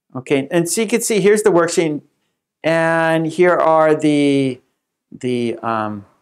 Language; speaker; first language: English; native; English